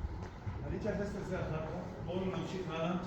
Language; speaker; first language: Hebrew; non-native, local second language; Armenian